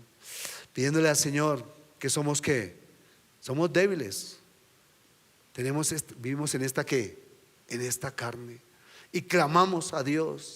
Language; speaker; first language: Spanish; native; Spanish